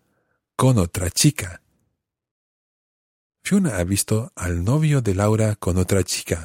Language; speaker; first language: Spanish; non-native, fluent; English